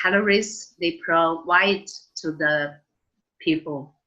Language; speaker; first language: English; non-native, learner; Chinese